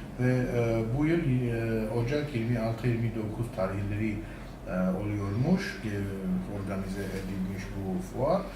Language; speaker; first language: Turkish; non-native, fluent; Armenian